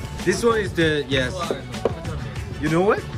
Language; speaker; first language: English; non-native, learner; Korean